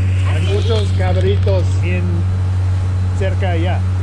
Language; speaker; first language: Spanish; non-native, learner; English